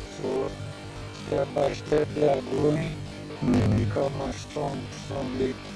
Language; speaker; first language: English; non-native, learner; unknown